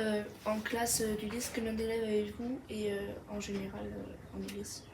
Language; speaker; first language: French; native; French